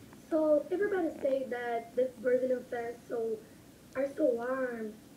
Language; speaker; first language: English; non-native, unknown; Portuguese